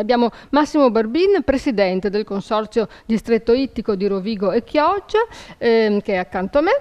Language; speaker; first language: Italian; native; Italian